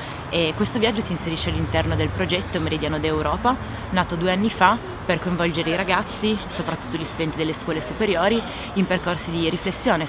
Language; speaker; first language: Italian; native; Italian